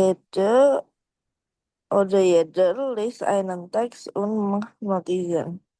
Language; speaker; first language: German; non-native, learner; Indonesian